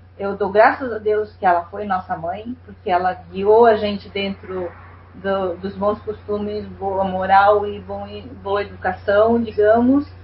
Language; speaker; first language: Portuguese; non-native, fluent; Spanish